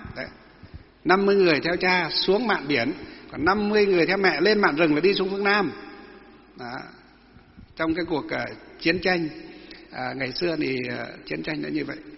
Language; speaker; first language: Vietnamese; non-native, local second language; Muong